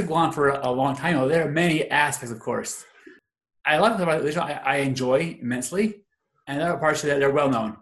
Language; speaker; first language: English; native; English